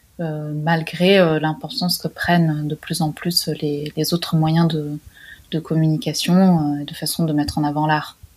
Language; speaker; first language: French; non-native, fluent; Italian